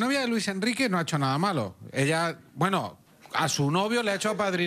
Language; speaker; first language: Spanish; native; Spanish